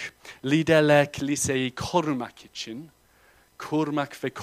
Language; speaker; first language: Turkish; non-native, fluent; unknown